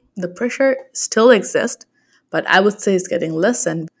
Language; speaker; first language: English; non-native, local second language; Bangla